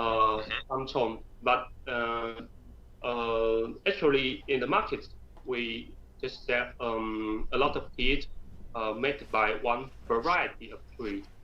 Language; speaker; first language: English; non-native, learner; Chinese